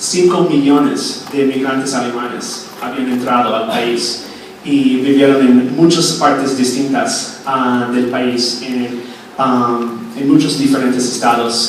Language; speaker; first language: Spanish; non-native, fluent; English